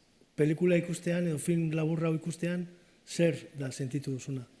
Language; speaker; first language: Basque; native; Basque